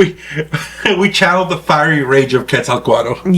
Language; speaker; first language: English; native; English